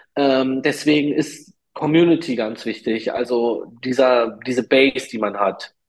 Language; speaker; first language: German; early bilingual, other home language; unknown